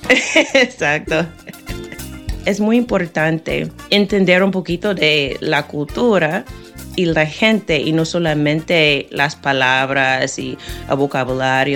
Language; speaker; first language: Spanish; non-native, fluent; English